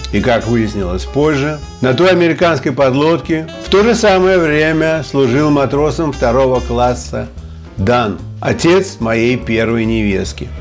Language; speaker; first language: Russian; native; Russian